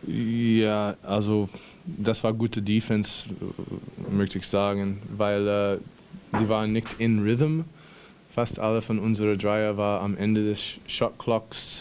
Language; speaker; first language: German; non-native, fluent; English